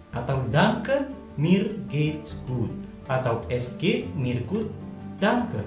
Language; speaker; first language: German; non-native, fluent; Indonesian